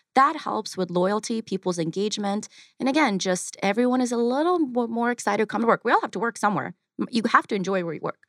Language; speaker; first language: English; early bilingual, other home language; Ukrainian